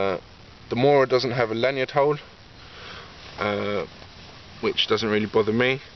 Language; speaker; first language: English; native; English